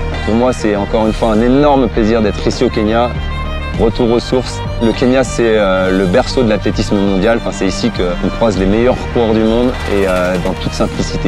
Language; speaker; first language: French; native; French